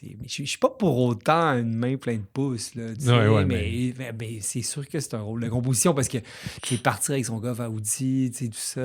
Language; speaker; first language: French; native; French